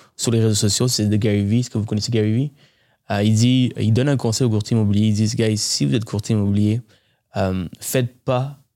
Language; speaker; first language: French; early bilingual, other home language; Tamil